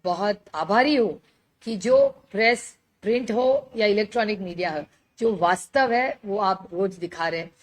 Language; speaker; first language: Hindi; non-native, local second language; Marathi